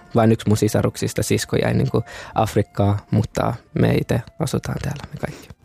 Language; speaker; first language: Finnish; early bilingual, other home language; Kinyarwanda